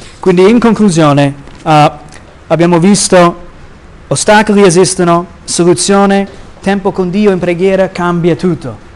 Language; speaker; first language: Italian; non-native, fluent; English